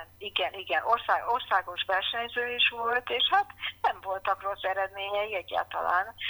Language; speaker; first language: Hungarian; early bilingual, heritage; Hungarian